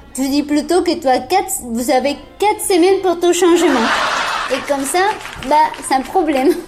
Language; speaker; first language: French; non-native, fluent; Spanish